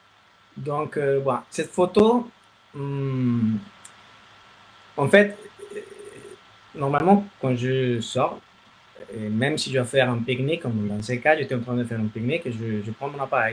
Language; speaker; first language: French; non-native, fluent; Spanish